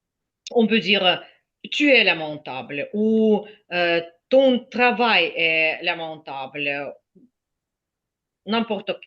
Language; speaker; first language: French; non-native, fluent; Ukrainian